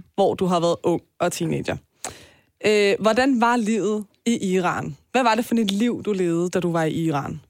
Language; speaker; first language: Danish; early bilingual, other home language; Persian